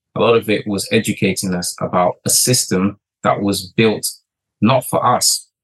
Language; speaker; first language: English; early bilingual, other home language; Portuguese